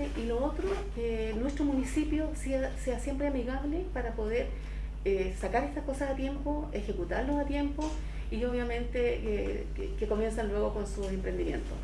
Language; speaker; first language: Spanish; native; Spanish